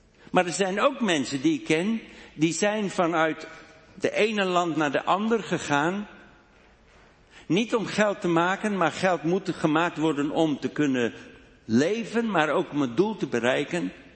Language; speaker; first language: Dutch; non-native, fluent; English